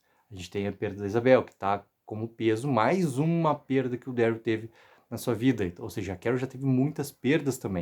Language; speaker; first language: Portuguese; native; Portuguese